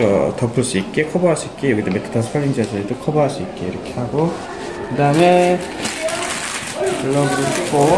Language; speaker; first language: Korean; native; Korean